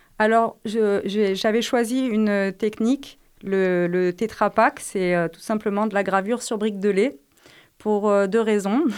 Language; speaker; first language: French; native; French